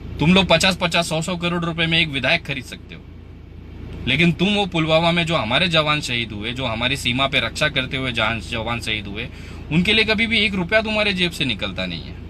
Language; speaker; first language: Hindi; native; Hindi